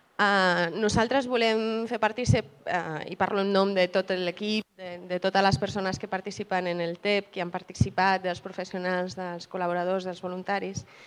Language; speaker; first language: Catalan; native; Catalan